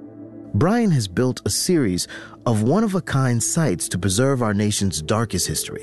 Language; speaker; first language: English; native; English